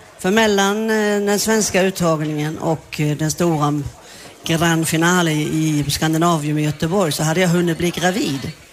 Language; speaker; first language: Swedish; native; Swedish